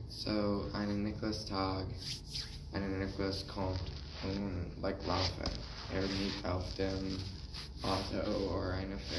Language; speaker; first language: German; non-native, learner; English